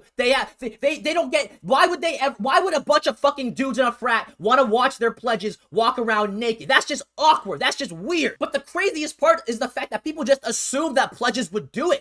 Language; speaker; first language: English; native; English